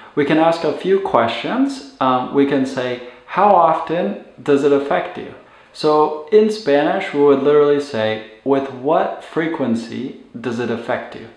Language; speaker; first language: English; native; English